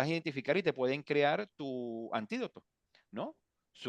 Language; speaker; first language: Spanish; native; Spanish